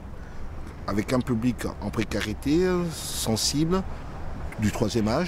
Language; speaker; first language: French; native; French